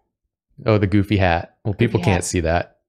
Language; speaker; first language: English; native; English